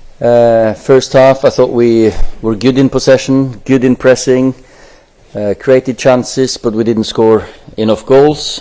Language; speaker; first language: English; non-native, fluent; Norwegian